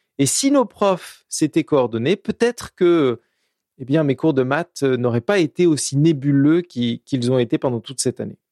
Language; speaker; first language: French; native; French